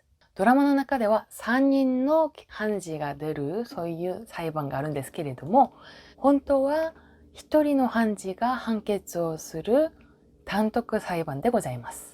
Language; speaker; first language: Japanese; non-native, fluent; Korean